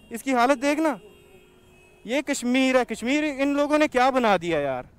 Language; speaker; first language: Hindi; native; Hindi